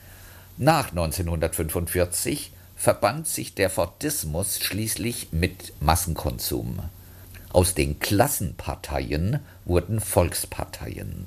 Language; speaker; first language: German; native; German